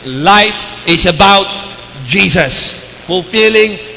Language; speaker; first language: English; non-native, local second language; Filipino